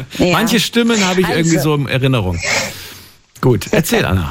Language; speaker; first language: German; native; German